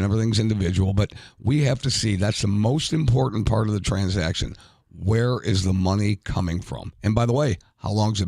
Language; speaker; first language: English; native; English